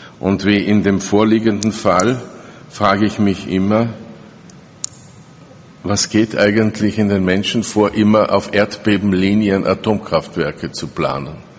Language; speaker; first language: German; native; German